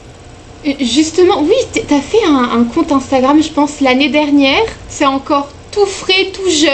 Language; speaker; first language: French; native; French